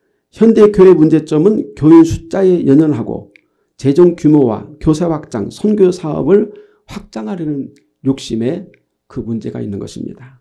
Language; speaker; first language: Korean; native; Korean